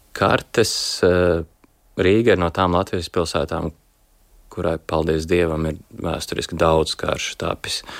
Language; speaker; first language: Latvian; native; Latvian